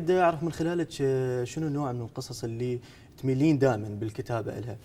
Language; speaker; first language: Arabic; native; Arabic